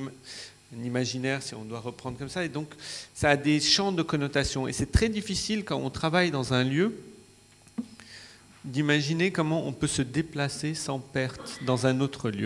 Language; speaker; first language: French; non-native, local second language; Arabic